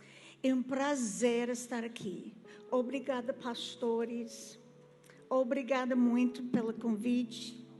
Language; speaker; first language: Portuguese; non-native, fluent; English